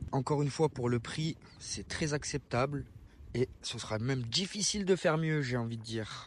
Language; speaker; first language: French; native; French